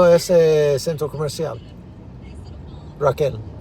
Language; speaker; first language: Spanish; non-native, learner; English